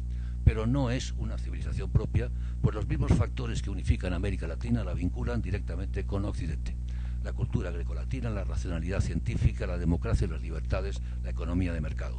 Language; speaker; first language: Spanish; native; Spanish